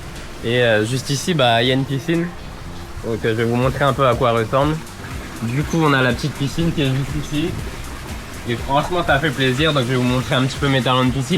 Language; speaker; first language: French; native; French